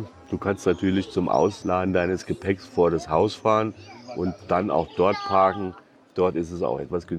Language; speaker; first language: German; native; German